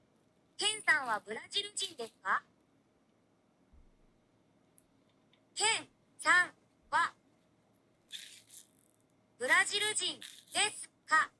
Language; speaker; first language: Japanese; non-native, learner; English